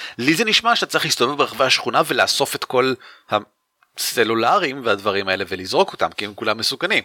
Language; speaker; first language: Hebrew; native; Hebrew